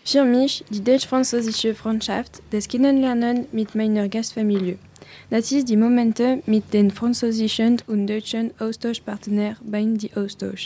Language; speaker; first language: German; non-native, learner; French